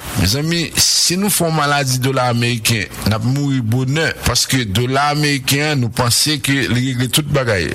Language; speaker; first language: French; non-native, local second language; Haitian Creole